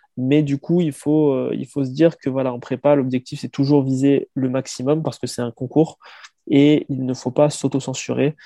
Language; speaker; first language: French; native; French